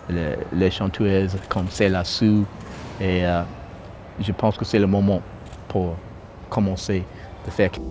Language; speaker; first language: French; non-native, fluent; English